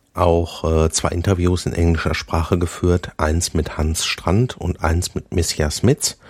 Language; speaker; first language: German; native; German